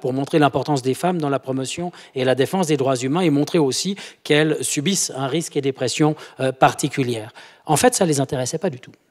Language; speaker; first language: French; native; French